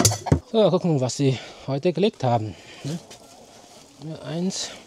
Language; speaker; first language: German; non-native, fluent; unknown